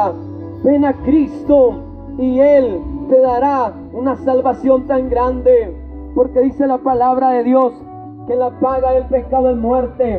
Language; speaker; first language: Spanish; native; Spanish